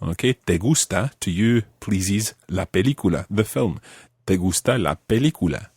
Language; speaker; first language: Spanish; non-native, fluent; English